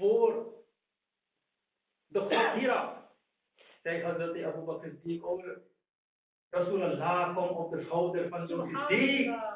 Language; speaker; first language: Dutch; non-native, fluent; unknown